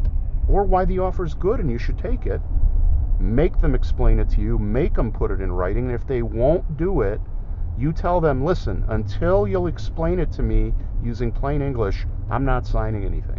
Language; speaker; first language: English; native; English